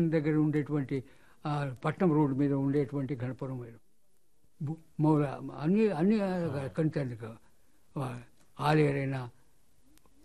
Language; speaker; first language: Telugu; non-native, local second language; Marathi